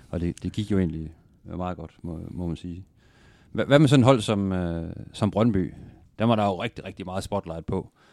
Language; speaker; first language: Danish; native; Danish